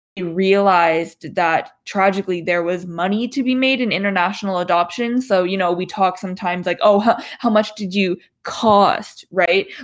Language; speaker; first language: English; native; English